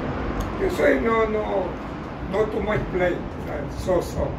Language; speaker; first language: English; non-native, learner; Spanish